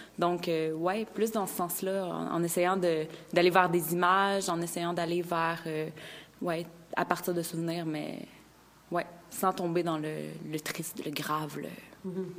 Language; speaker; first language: French; native; French